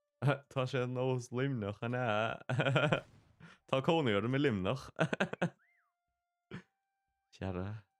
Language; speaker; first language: Irish; non-native, local second language; English